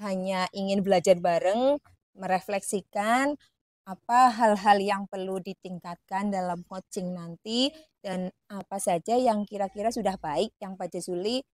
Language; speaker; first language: Indonesian; native; Indonesian